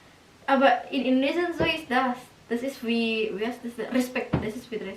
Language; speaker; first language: German; non-native, learner; Indonesian